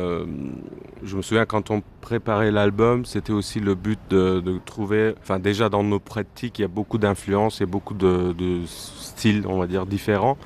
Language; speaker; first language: French; non-native, fluent; Turkish